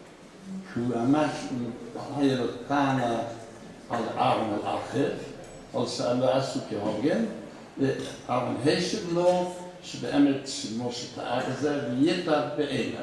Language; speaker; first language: Hebrew; non-native, fluent; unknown